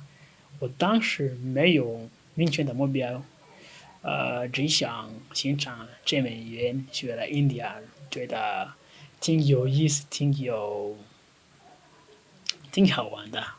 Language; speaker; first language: Chinese; non-native, fluent; Kinyarwanda